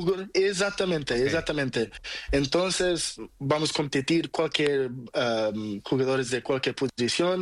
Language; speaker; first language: Spanish; non-native, learner; Portuguese